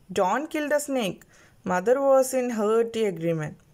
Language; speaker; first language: English; non-native, local second language; Malayalam